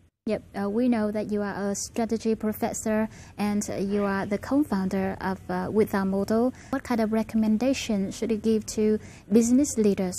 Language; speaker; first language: English; non-native, fluent; Vietnamese